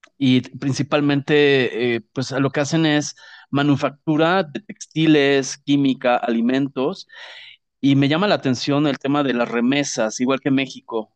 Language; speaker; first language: Spanish; native; Spanish